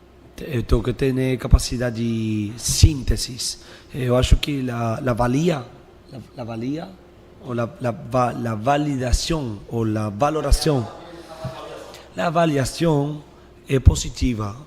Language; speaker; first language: Portuguese; non-native, fluent; Spanish